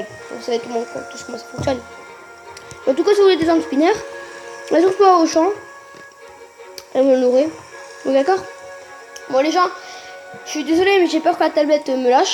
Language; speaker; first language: French; native; French